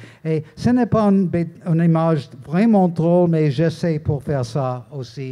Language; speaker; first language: French; non-native, learner; English